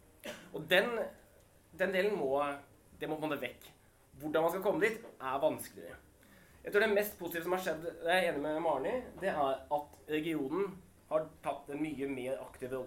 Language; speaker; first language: Norwegian; native; Norwegian